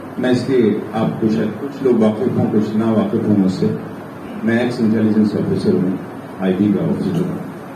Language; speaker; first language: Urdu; non-native, local second language; Pashto